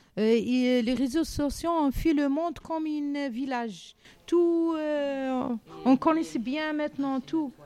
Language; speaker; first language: French; non-native, local second language; Arabic